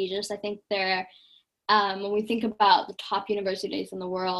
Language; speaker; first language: English; native; English